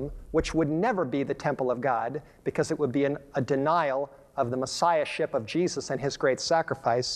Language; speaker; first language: English; native; English